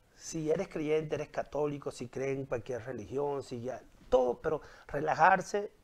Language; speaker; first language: Spanish; native; Spanish